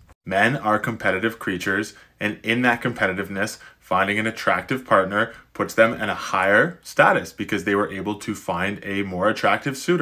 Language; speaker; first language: English; native; English